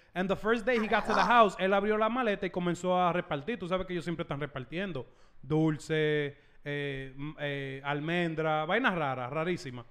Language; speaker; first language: Spanish; early bilingual, heritage; Spanish